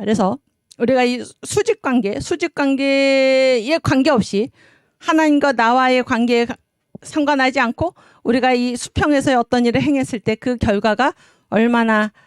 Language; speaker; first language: Korean; native; Korean